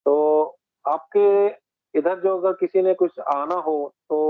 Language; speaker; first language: Hindi; non-native, local second language; Punjabi